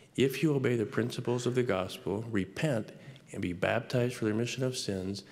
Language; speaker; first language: English; native; English